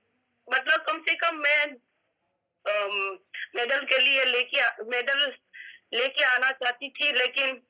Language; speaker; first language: Hindi; non-native, local second language; Manipuri